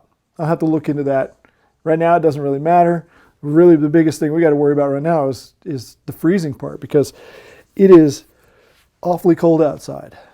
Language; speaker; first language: English; native; English